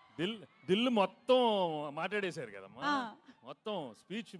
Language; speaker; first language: Telugu; native; Telugu